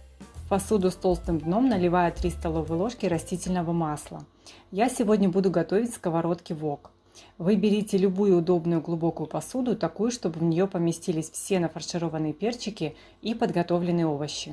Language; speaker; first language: Russian; native; Russian